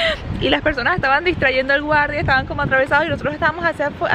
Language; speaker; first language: Spanish; native; Spanish